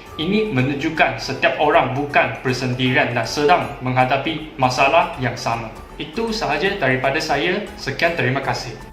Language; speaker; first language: Malay; non-native, local second language; Chinese